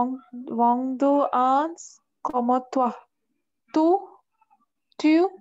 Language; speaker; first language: French; non-native, learner; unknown